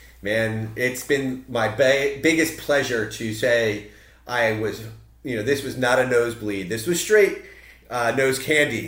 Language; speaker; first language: English; native; English